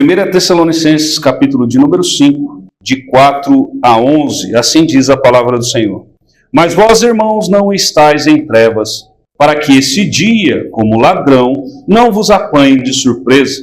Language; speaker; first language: Portuguese; native; Portuguese